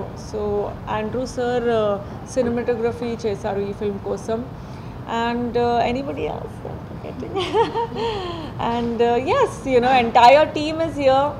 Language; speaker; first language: Telugu; non-native, fluent; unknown